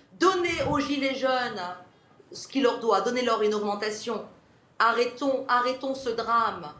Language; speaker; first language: French; native; French